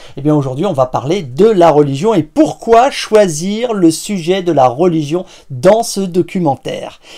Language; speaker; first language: French; native; French